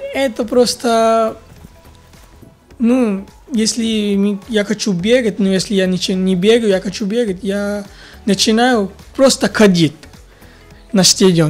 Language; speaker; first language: Russian; non-native, fluent; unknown